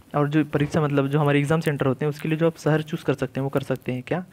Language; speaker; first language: Hindi; native; Hindi